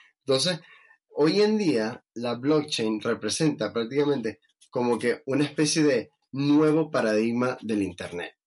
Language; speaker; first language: Spanish; native; Spanish